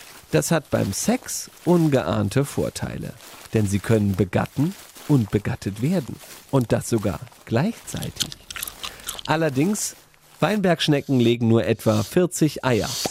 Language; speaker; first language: German; native; German